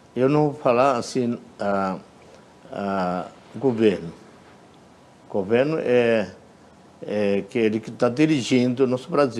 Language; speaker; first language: Portuguese; non-native, local second language; Yanomámi